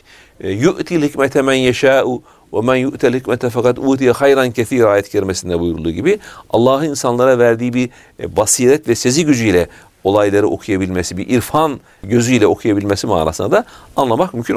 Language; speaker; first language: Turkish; native; Turkish